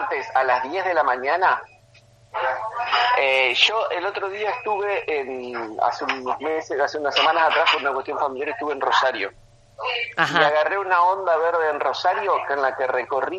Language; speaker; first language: Spanish; native; Spanish